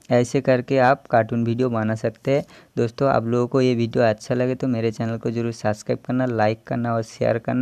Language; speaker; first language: Hindi; non-native, local second language; Bangla